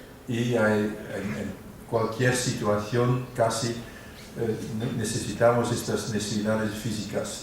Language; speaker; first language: Spanish; non-native, fluent; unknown